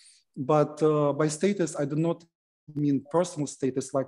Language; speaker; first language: English; non-native, fluent; Russian